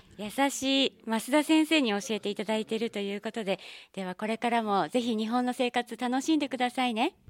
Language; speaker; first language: Japanese; native; Japanese